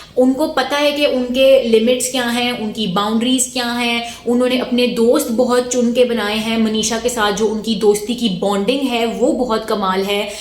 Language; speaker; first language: Urdu; native; Urdu